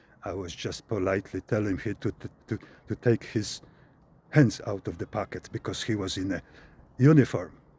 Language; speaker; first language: English; non-native, fluent; Polish